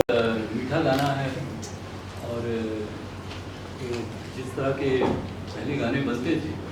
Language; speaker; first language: Hindi; native; Hindi